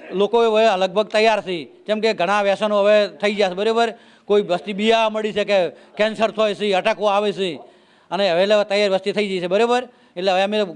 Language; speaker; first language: Gujarati; native; Gujarati